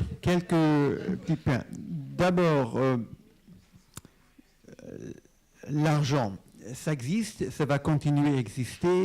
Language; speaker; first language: French; non-native, fluent; English